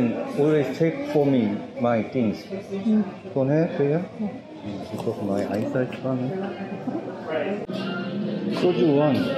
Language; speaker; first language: English; non-native, learner; Korean